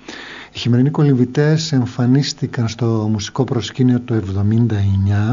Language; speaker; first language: Greek; native; Greek